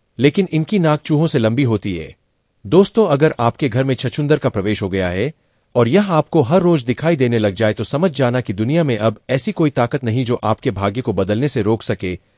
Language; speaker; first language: Hindi; non-native, local second language; Gujarati